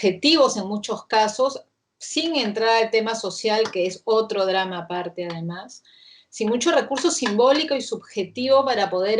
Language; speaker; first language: Spanish; native; Spanish